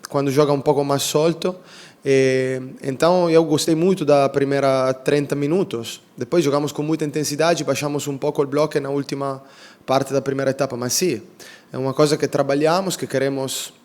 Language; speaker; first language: Portuguese; non-native, fluent; Italian